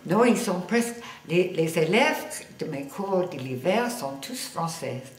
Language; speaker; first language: French; non-native, fluent; English